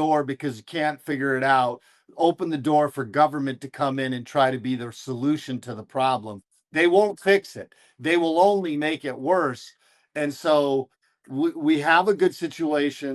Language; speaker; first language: English; native; English